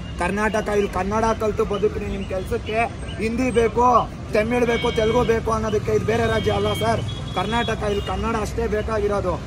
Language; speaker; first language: Kannada; native; Kannada